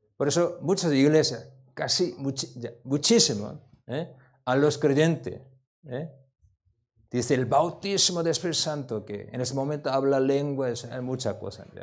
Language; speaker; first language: Spanish; non-native, learner; Korean